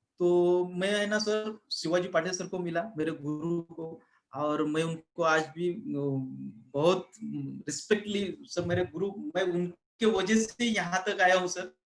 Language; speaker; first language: Hindi; non-native, local second language; Marathi